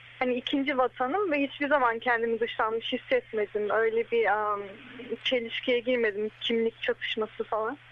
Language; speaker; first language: Turkish; early bilingual, heritage; Turkish